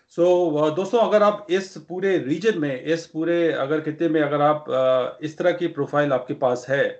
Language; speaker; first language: Hindi; non-native, local second language; Punjabi